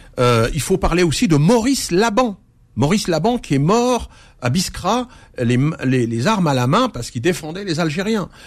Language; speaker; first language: French; early bilingual, other home language; Arabic